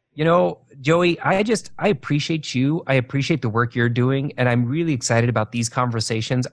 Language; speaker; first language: English; native; English